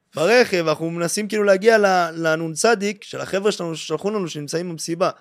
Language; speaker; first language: Hebrew; native; Hebrew